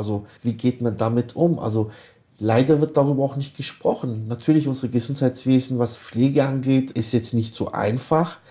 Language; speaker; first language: German; early bilingual, other home language; Kurdish